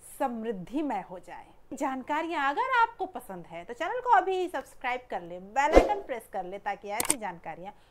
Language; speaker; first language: Hindi; native; Hindi